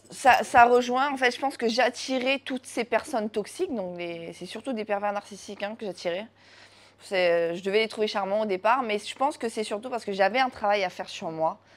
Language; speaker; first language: French; native; French